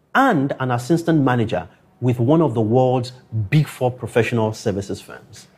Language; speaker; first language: English; non-native, local second language; Yoruba